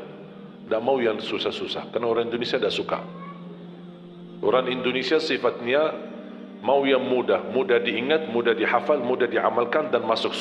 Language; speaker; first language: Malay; non-native, fluent; Arabic